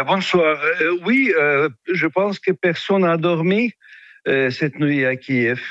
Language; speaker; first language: French; non-native, fluent; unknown